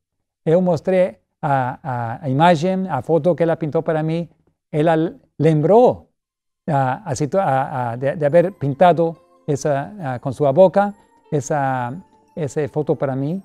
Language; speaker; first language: Portuguese; non-native, learner; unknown